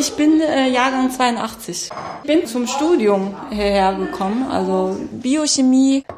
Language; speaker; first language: German; non-native, fluent; Chinese